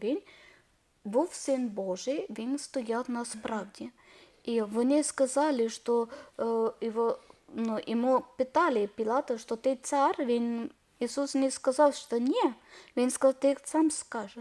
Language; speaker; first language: Ukrainian; non-native, learner; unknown